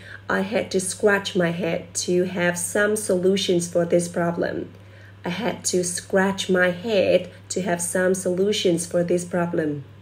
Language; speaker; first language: English; non-native, fluent; Vietnamese